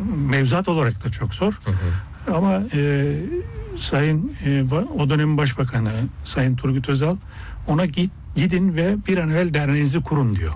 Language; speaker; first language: Turkish; native; Turkish